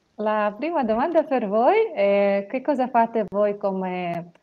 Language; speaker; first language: Italian; non-native, fluent; Ukrainian